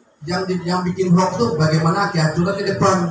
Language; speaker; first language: Indonesian; native; Indonesian